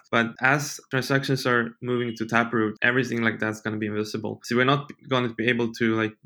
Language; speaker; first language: English; non-native, fluent; Swedish